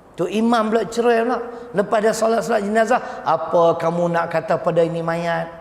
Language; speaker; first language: Malay; native; Malay